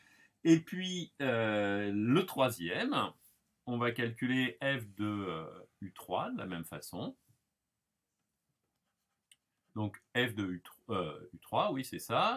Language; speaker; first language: French; native; French